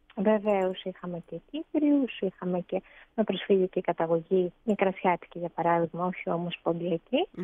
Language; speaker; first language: Greek; early bilingual, other home language; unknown